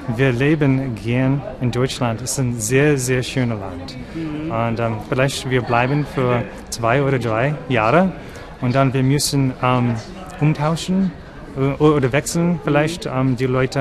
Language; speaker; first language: German; non-native, learner; English